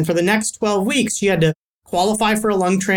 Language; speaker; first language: English; native; English